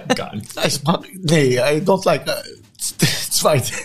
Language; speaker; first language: German; non-native, learner; Arabic